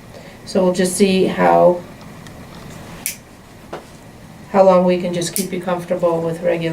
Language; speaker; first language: English; native; English